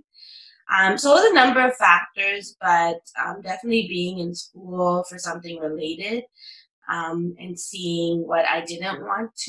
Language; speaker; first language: English; native; English